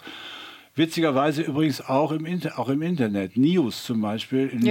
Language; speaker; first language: German; native; German